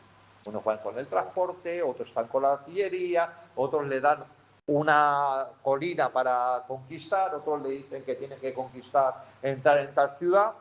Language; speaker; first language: Spanish; native; Spanish